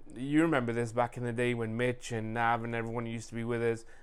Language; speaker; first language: English; native; English